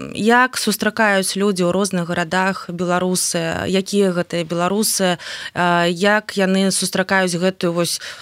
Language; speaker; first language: Belarusian; native; Belarusian